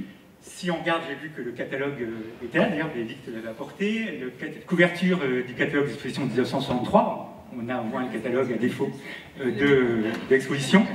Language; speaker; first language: French; native; French